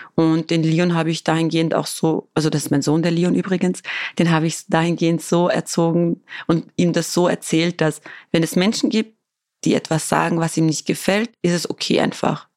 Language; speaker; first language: German; early bilingual, other home language; Albanian